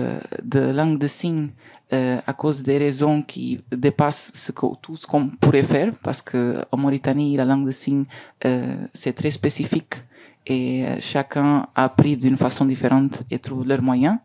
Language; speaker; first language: French; non-native, learner; Spanish